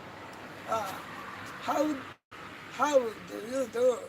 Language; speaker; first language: English; non-native, learner; Japanese